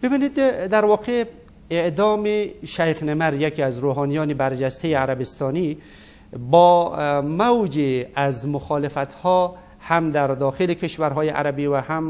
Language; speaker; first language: Persian; native; Persian